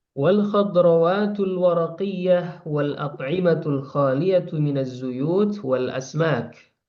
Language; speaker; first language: Arabic; non-native, fluent; Indonesian